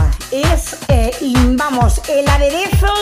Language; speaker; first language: Spanish; native; Spanish